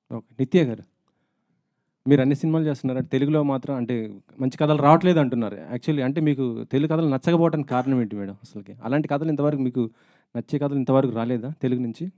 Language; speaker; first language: Telugu; native; Telugu